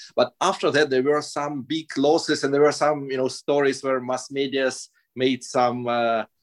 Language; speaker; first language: English; non-native, fluent; Russian